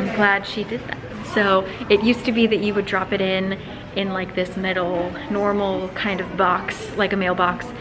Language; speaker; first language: English; native; English